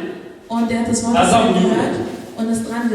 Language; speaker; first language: German; non-native, fluent; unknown